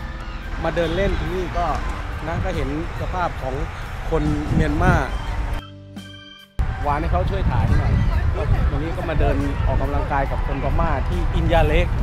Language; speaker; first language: Thai; native; Thai